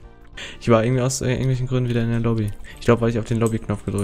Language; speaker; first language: German; native; German